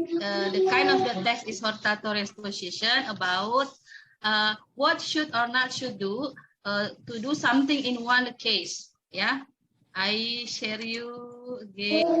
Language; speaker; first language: English; non-native, local second language; Indonesian